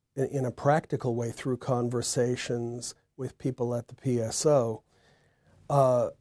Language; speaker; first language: English; native; English